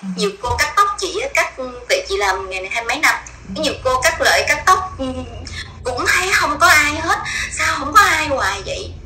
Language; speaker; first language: Vietnamese; native; Vietnamese